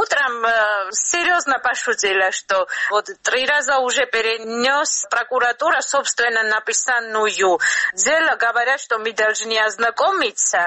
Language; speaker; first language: Russian; non-native, local second language; Georgian